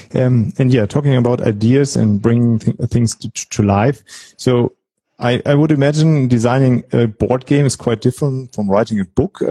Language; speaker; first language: English; non-native, fluent; German